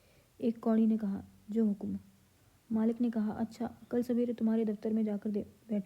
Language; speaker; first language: Hindi; native; Hindi